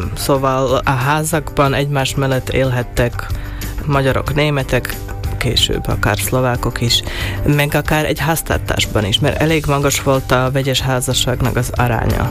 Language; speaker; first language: Hungarian; non-native, local second language; Slovak